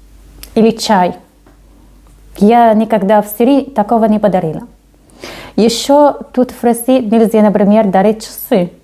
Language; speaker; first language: Russian; non-native, fluent; Arabic